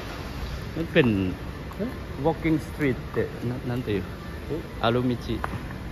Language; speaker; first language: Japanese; non-native, learner; Lao